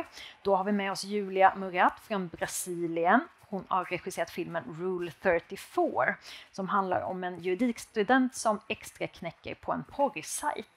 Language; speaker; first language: Swedish; native; Swedish